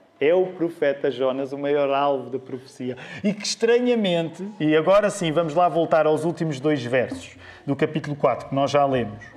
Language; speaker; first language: Portuguese; native; Portuguese